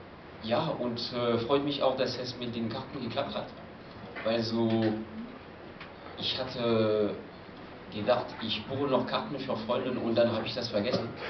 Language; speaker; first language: German; non-native, fluent; French